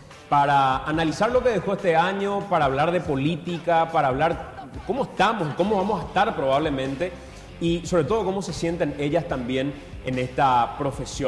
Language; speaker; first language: Spanish; native; Spanish